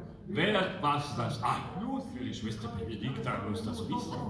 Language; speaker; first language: German; non-native, local second language; French